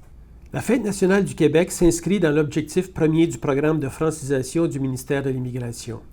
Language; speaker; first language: French; native; French